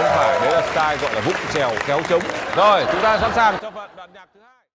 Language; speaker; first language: Vietnamese; native; Vietnamese